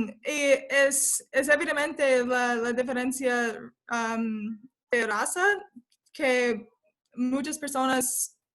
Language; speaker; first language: Spanish; non-native, learner; English